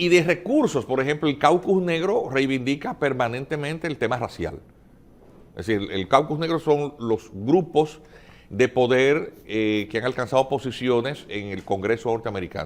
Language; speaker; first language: Spanish; native; Spanish